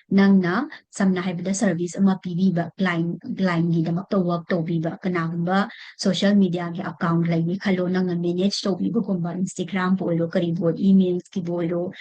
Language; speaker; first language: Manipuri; non-native, local second language; Rongmei Naga